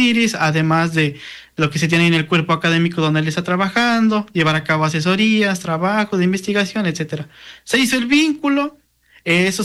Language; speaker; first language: Spanish; non-native, local second language; Nahuatl languages